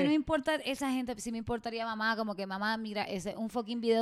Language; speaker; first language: Spanish; native; Spanish